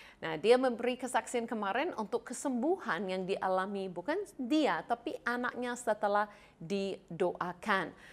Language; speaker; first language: Indonesian; non-native, fluent; English